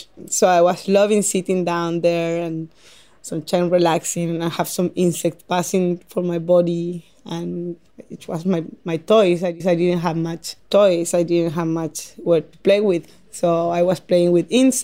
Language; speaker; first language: English; non-native, fluent; Spanish